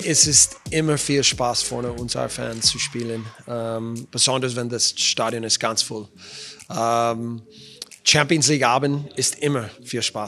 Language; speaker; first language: German; non-native, learner; English